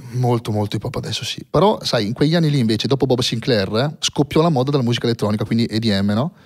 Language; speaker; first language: Italian; native; Italian